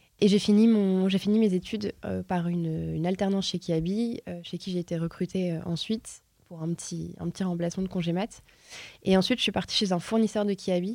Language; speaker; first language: French; native; French